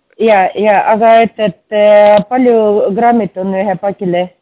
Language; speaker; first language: Estonian; non-native, learner; Russian